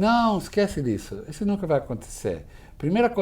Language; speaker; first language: Portuguese; non-native, fluent; English